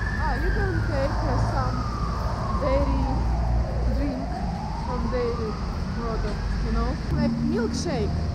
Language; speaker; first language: English; non-native, learner; Russian